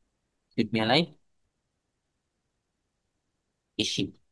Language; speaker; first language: German; non-native, fluent; Bangla